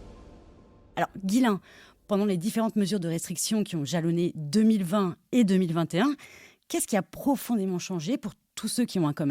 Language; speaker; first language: French; native; French